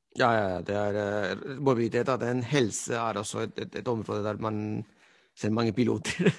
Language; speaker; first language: Norwegian; non-native, fluent; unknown